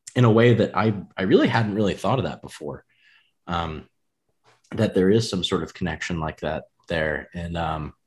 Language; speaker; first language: English; native; English